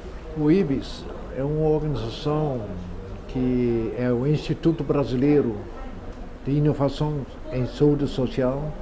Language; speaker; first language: Portuguese; non-native, fluent; Dutch